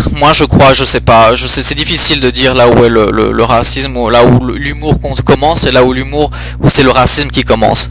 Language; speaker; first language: French; early bilingual, other home language; Portuguese